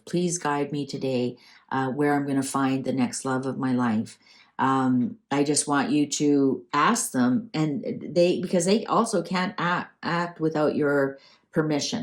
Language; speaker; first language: English; native; English